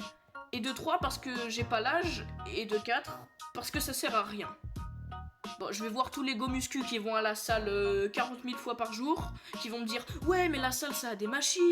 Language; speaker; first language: French; native; French